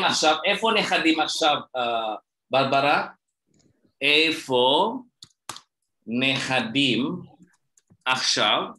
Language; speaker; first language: Hebrew; non-native, fluent; Indonesian